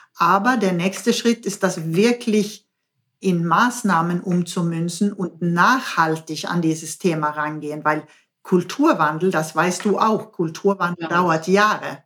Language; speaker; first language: German; non-native, fluent; Swedish